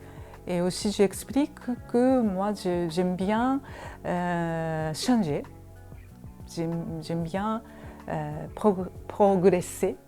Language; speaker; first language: French; non-native, fluent; Japanese